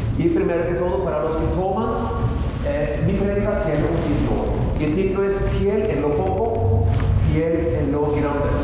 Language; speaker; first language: Spanish; non-native, fluent; Norwegian